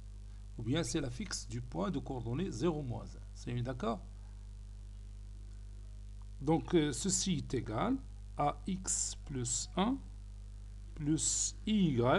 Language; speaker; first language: French; non-native, local second language; Arabic